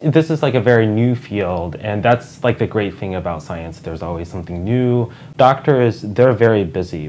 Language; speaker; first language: English; native; English